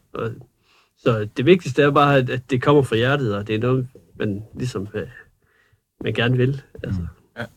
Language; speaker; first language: Danish; native; Danish